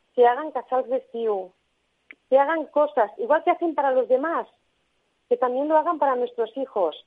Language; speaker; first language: Spanish; native; Spanish